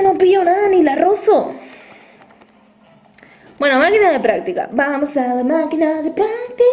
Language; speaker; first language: Spanish; native; Spanish